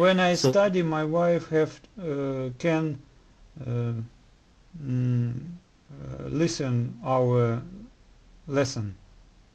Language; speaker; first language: English; non-native, learner; Russian